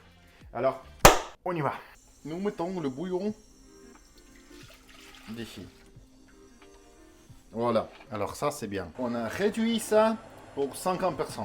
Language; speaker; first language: French; non-native, learner; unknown